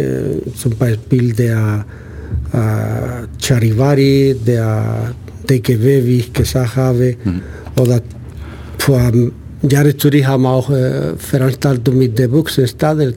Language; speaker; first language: German; non-native, fluent; Spanish